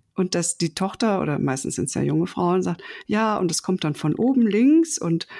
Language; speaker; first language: German; native; German